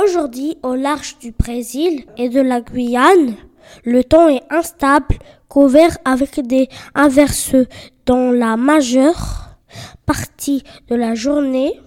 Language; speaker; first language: French; native; French